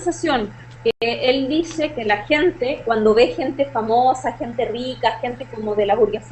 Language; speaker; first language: Spanish; native; Spanish